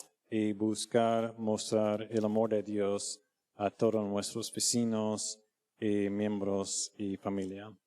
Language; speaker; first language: Spanish; non-native, fluent; English